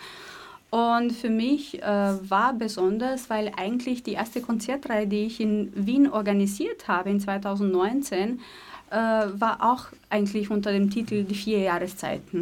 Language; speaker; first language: German; native; German